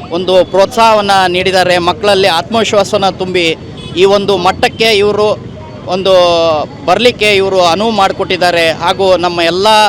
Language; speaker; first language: Kannada; native; Kannada